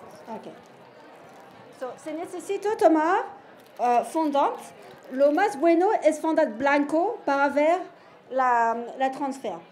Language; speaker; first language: Spanish; non-native, learner; French